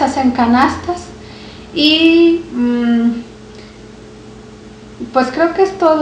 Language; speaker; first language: Spanish; native; Spanish